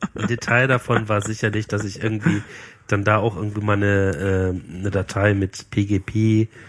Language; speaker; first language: German; native; German